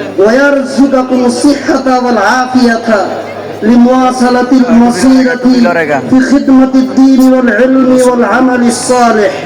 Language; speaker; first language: Arabic; non-native, fluent; Bangla